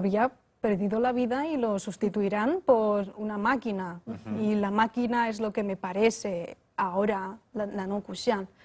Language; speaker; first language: Spanish; non-native, fluent; Chinese